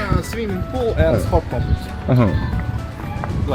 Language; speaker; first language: English; non-native, learner; Russian